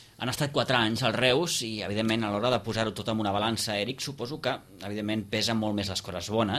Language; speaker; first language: Catalan; native; Catalan